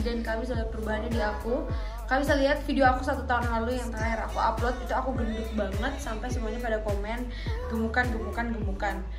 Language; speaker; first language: Indonesian; early bilingual, heritage; Indonesian